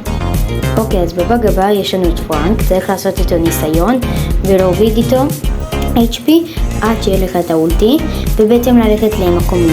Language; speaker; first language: Hebrew; native; Hebrew